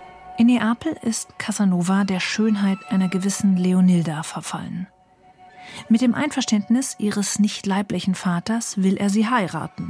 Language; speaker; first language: German; native; German